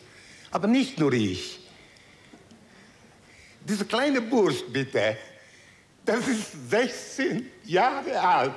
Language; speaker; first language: German; non-native, fluent; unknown